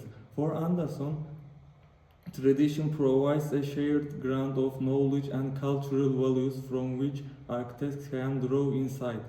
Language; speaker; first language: English; non-native, learner; Turkish